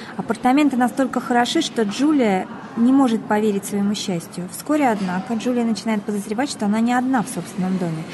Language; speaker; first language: Russian; native; Russian